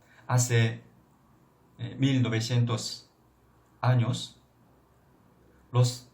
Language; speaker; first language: Spanish; non-native, fluent; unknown